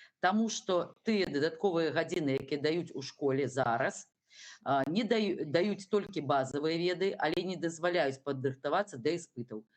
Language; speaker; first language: Belarusian; non-native, local second language; Russian